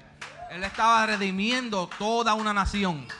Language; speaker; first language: Spanish; early bilingual, heritage; Spanish